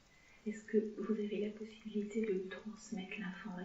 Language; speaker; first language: French; native; French